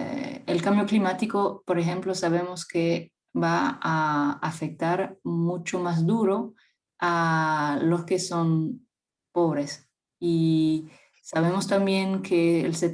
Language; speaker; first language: Spanish; non-native, fluent; French